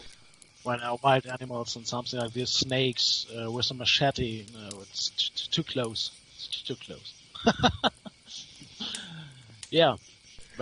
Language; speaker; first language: English; non-native, learner; German